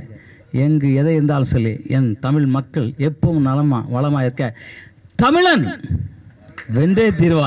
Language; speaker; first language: Tamil; native; Tamil